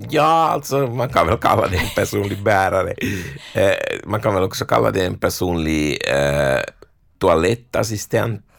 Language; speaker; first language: Swedish; native; Swedish